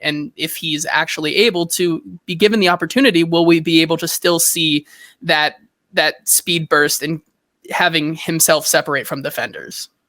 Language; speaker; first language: English; native; English